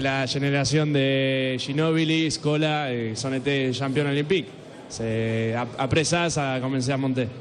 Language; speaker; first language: French; non-native, learner; Spanish